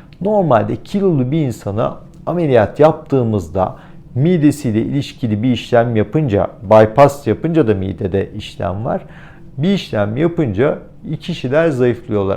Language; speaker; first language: Turkish; native; Turkish